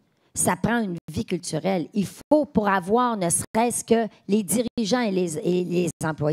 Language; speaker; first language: French; native; French